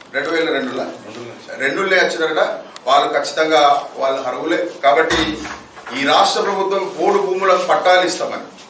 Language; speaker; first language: Telugu; non-native, local second language; Gondi